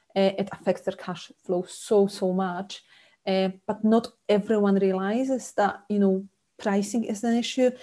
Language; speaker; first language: English; non-native, fluent; Polish